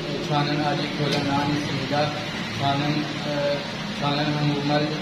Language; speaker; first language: Korean; non-native, learner; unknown